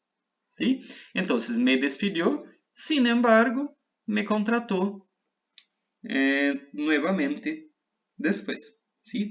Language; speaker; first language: Spanish; non-native, fluent; Portuguese